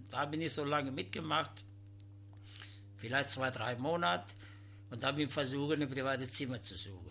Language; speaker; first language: German; non-native, learner; Italian